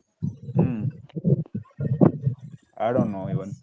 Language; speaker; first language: English; non-native, local second language; Hindi